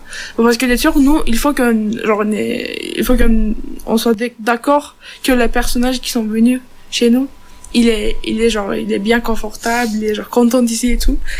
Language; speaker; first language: French; non-native, learner; Turkish